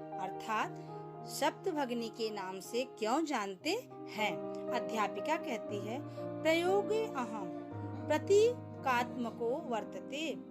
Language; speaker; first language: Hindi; non-native, local second language; Gujarati